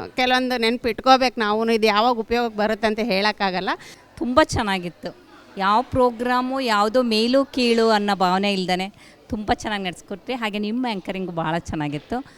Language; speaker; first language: Kannada; native; Kannada